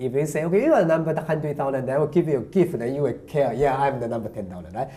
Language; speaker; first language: English; non-native, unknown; Chinese